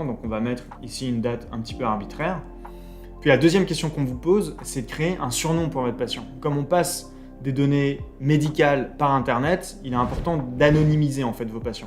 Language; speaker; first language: French; native; French